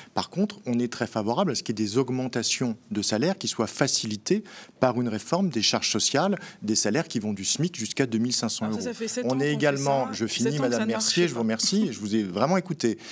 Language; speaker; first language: French; native; French